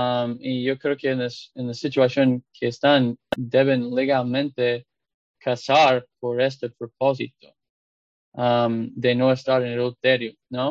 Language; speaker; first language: Spanish; non-native, fluent; English